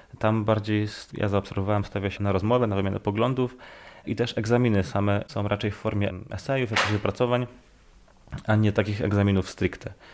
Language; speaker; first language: Polish; native; Polish